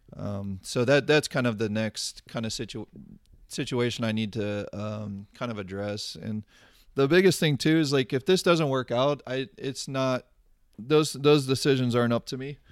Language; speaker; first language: English; native; English